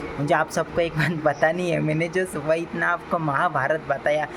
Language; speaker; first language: Hindi; non-native, local second language; Marathi